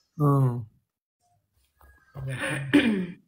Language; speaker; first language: Hindi; non-native, local second language; Pashto